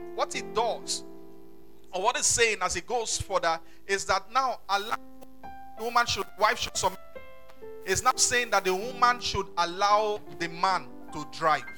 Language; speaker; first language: English; non-native, local second language; Yoruba